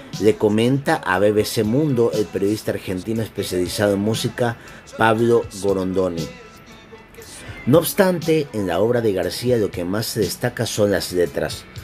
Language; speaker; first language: Spanish; native; Spanish